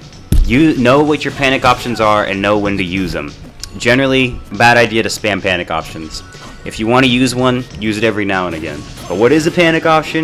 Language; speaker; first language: English; native; English